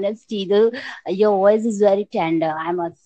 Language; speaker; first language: English; non-native, local second language; Hindi